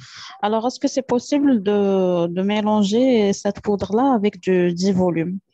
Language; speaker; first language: French; non-native, local second language; Arabic